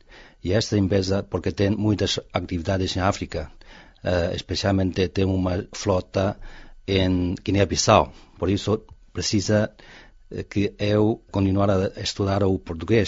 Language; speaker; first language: Portuguese; non-native, fluent; Chinese